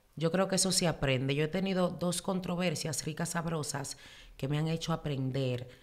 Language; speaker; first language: Spanish; early bilingual, heritage; Spanish